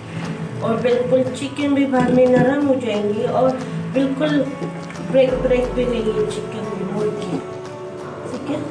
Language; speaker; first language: Hindi; non-native, learner; Filipino